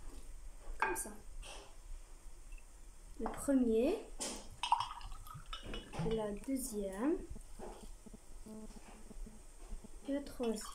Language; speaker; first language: French; non-native, learner; Arabic